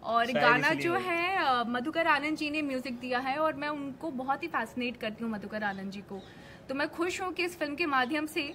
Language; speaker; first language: Hindi; native; Hindi